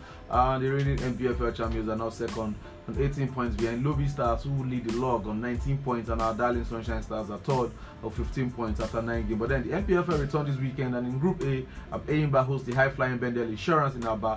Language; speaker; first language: English; non-native, local second language; Yoruba